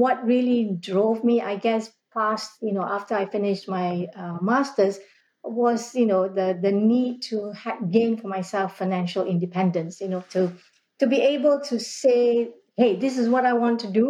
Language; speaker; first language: English; non-native, local second language; Malay